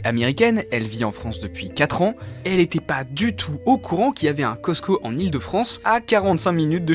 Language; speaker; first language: French; native; French